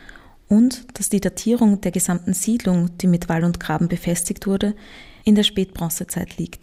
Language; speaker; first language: German; native; German